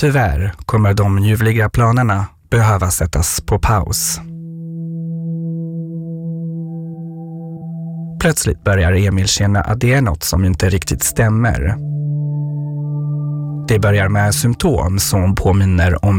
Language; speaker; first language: Swedish; non-native, fluent; French